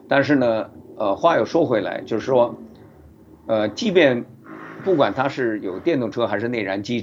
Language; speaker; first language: Chinese; native; Chinese